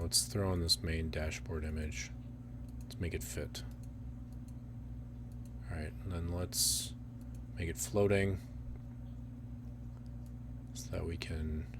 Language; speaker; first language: English; native; English